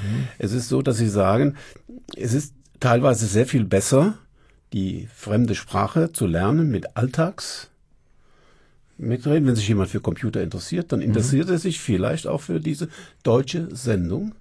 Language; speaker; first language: German; native; German